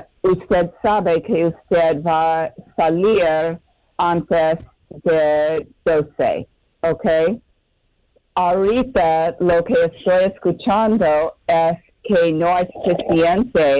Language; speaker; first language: Spanish; non-native, learner; English